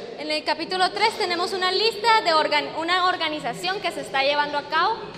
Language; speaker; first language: Spanish; non-native, fluent; English